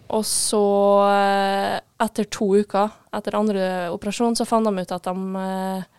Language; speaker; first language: Norwegian; native; Norwegian